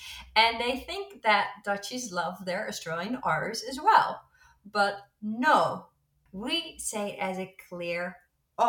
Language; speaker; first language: English; non-native, fluent; Dutch